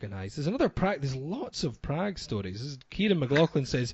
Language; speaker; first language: English; native; English